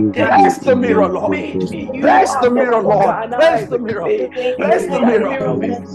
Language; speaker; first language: English; non-native, local second language; Yoruba